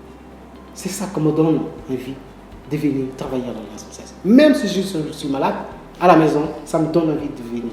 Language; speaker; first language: French; non-native, learner; Portuguese